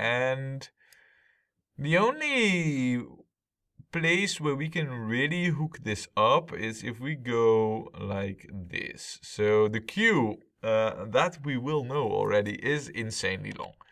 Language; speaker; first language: English; non-native, fluent; Dutch